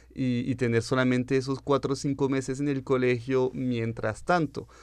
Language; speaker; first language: Spanish; early bilingual, heritage; French